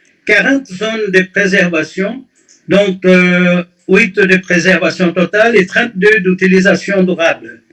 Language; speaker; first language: French; non-native, fluent; Portuguese